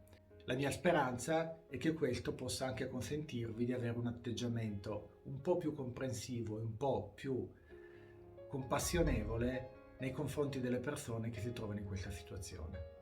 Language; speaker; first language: Italian; native; Italian